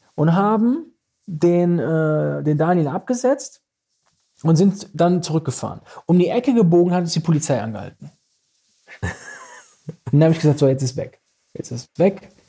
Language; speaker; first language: German; native; German